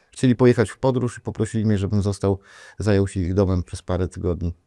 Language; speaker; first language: Polish; native; Polish